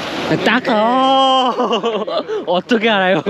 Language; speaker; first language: Korean; non-native, learner; Bangla